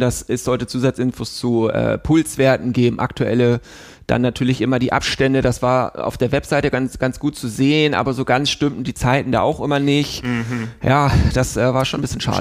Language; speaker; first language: German; native; German